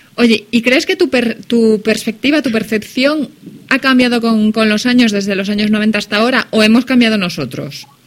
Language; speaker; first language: Spanish; native; Spanish